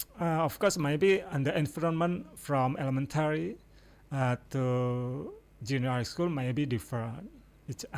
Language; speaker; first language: English; non-native, fluent; Indonesian